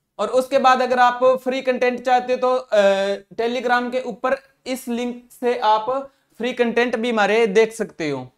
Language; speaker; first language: Hindi; non-native, local second language; Punjabi